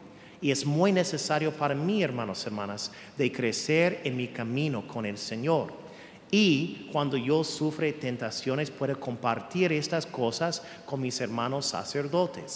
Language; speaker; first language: Spanish; non-native, fluent; English